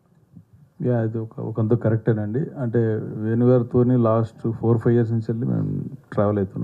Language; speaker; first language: Telugu; native; Telugu